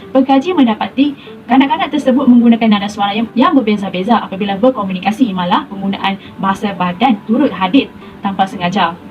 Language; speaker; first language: Malay; native; Malay